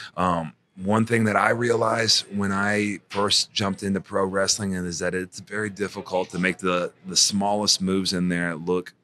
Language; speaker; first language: English; native; English